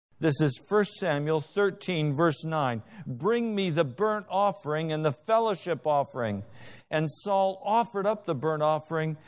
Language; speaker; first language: English; native; English